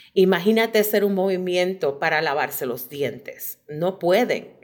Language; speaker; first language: Spanish; native; Spanish